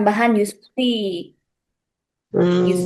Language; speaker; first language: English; non-native, fluent; Indonesian